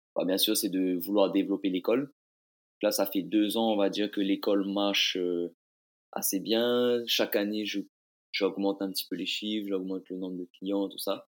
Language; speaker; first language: French; native; French